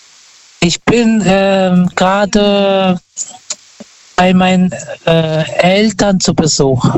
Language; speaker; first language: German; non-native, fluent; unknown